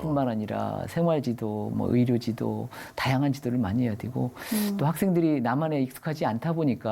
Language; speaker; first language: Korean; native; Korean